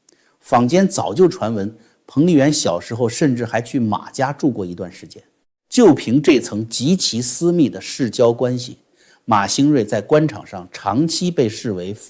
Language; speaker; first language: Chinese; native; Chinese